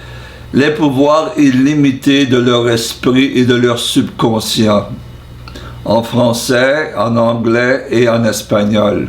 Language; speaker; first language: French; non-native, fluent; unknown